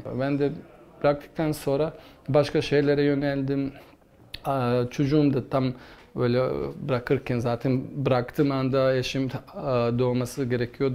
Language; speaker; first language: Turkish; non-native, fluent; Bosnian